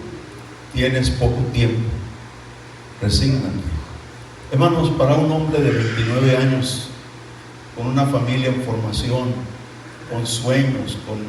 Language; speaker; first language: Spanish; native; Spanish